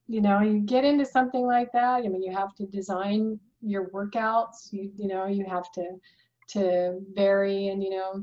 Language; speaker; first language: English; native; English